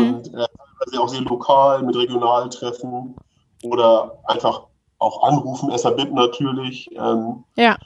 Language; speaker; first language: German; native; German